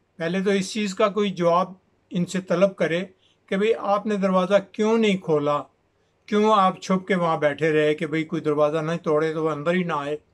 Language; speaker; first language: Urdu; native; Urdu